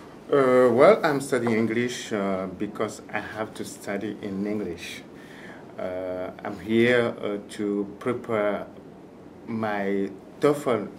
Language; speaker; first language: English; non-native, fluent; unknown